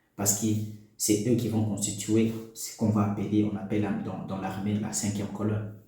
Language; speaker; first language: French; non-native, local second language; Lingala